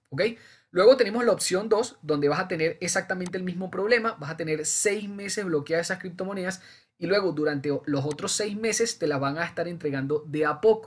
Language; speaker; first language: Spanish; native; Spanish